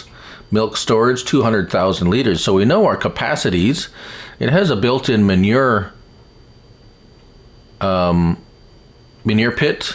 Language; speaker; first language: English; native; English